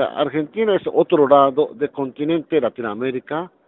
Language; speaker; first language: Spanish; non-native, learner; Japanese